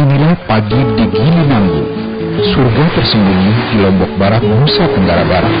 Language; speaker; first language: Indonesian; native; Indonesian